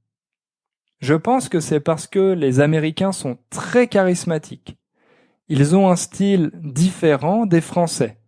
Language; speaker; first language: French; native; French